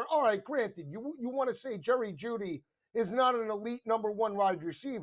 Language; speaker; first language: English; native; English